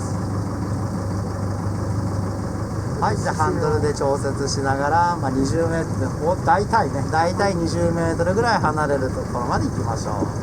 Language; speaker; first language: Japanese; native; Japanese